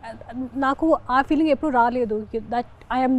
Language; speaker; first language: Telugu; non-native, fluent; Hindi